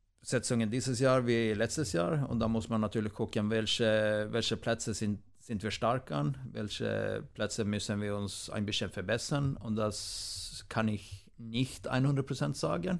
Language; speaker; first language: German; non-native, fluent; Swedish